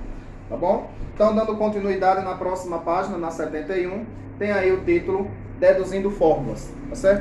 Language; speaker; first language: Portuguese; native; Portuguese